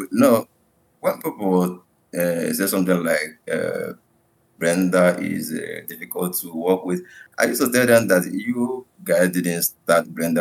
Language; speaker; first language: English; non-native, local second language; Igbo